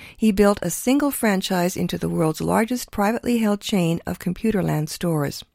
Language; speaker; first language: English; early bilingual, other home language; Ukrainian